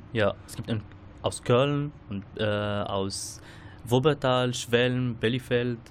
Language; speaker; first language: German; non-native, learner; Arabic